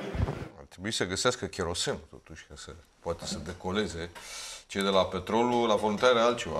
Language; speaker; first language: Romanian; native; Romanian